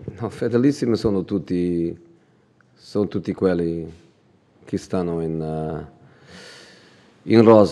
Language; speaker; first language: Italian; non-native, fluent; Portuguese